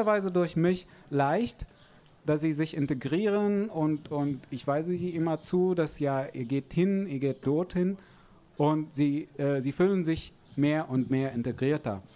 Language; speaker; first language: German; non-native, fluent; Arabic